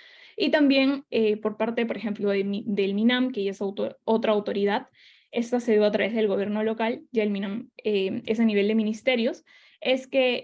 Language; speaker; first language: Spanish; native; Spanish